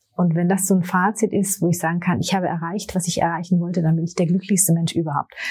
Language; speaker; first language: German; native; German